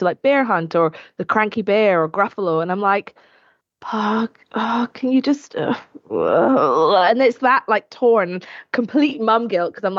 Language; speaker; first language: English; native; English